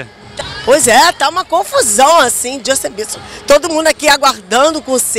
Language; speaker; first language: Portuguese; native; Portuguese